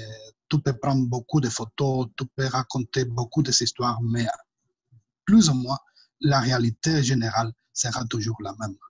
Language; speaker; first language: French; non-native, fluent; Spanish